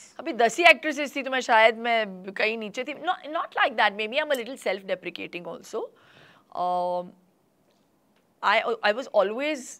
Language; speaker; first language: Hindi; non-native, local second language; Tulu